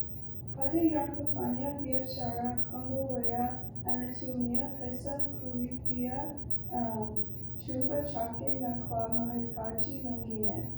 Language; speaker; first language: Swahili; non-native, learner; English